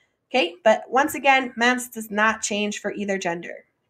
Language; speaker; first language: English; native; English